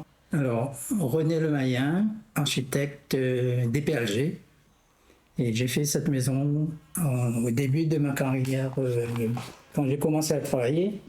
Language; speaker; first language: French; non-native, local second language; Réunion Creole French